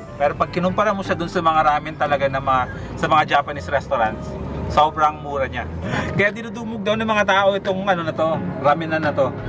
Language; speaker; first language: Filipino; native; Filipino